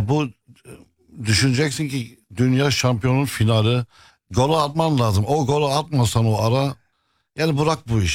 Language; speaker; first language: Turkish; non-native, fluent; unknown